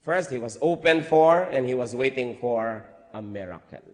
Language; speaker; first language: English; non-native, local second language; Filipino